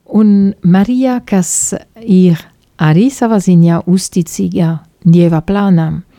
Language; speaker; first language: Latvian; non-native, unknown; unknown